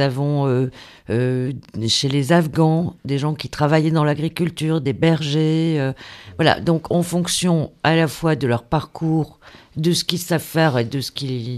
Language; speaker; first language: French; native; French